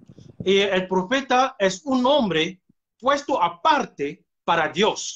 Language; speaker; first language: Spanish; non-native, fluent; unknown